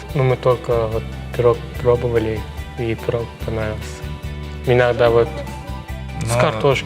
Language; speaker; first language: Russian; non-native, learner; Turkmen